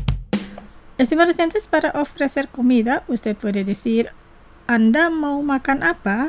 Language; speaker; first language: Spanish; non-native, fluent; Indonesian